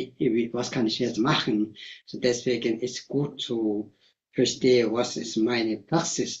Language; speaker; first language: German; non-native, fluent; Tibetan